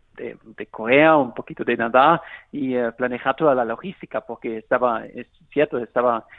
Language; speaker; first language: Spanish; non-native, fluent; German